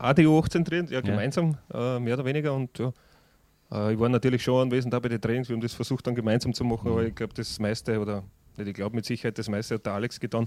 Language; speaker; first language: German; native; German